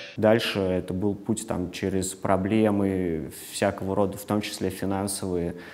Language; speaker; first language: Russian; native; Russian